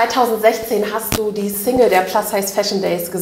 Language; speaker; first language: German; native; German